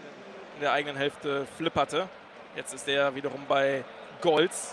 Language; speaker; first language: German; native; German